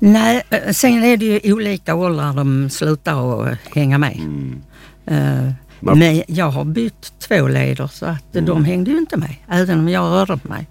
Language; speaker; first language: Swedish; native; Swedish